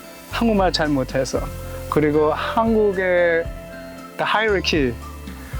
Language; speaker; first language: Korean; early bilingual, heritage; Korean